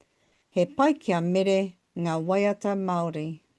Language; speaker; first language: Māori; non-native, local second language; English